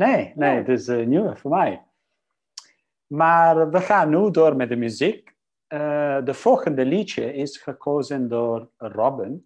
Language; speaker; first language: Dutch; non-native, fluent; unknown